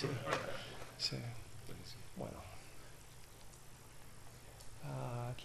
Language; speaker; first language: Spanish; non-native, learner; English